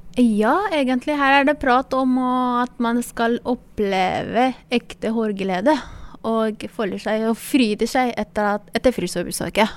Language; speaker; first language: Norwegian; non-native, fluent; Persian